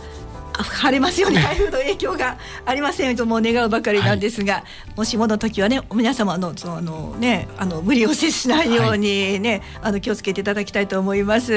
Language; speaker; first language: Japanese; native; Japanese